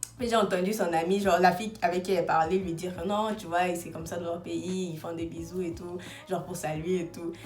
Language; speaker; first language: French; non-native, local second language; Lingala